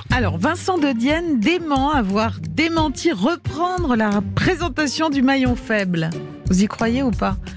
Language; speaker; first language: French; native; French